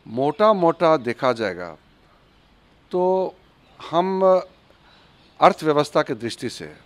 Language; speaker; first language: Hindi; native; Hindi